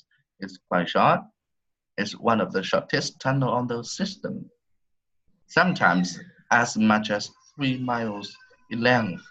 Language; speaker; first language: English; non-native, fluent; Vietnamese